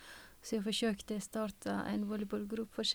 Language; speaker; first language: Swedish; non-native, fluent; Persian